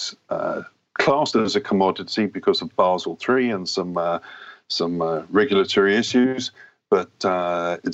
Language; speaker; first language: English; native; English